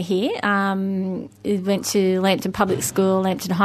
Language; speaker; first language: English; native; English